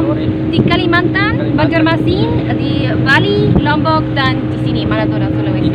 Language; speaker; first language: Indonesian; non-native, learner; English